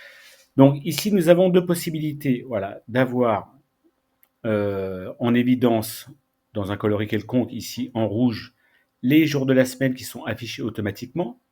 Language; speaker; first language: French; native; French